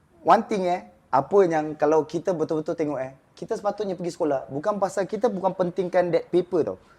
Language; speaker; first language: Malay; native; Malay